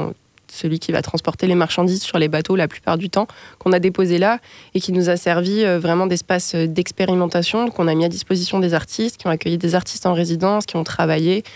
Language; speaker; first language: French; native; French